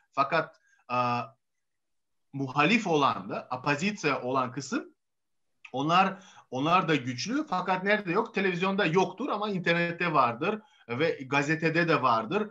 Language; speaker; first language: Turkish; non-native, fluent; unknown